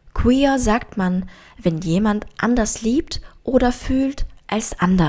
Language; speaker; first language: German; non-native, fluent; Korean